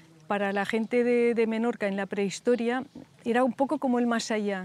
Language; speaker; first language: Spanish; non-native, local second language; Catalan